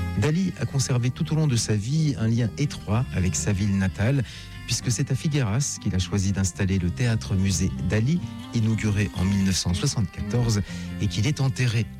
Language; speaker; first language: French; native; French